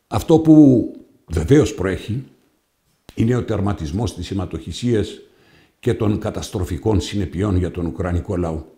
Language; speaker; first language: Greek; native; Greek